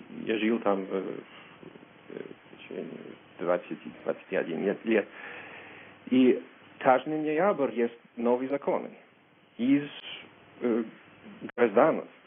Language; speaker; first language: Russian; non-native, learner; English